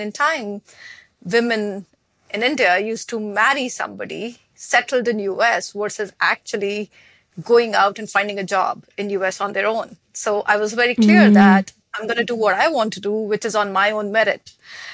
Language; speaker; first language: English; non-native, local second language; Hindi